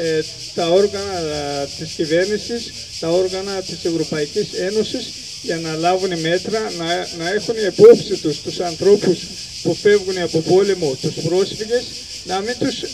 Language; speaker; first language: Greek; non-native, fluent; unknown